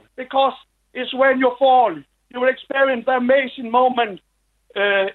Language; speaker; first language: English; non-native, learner; Danish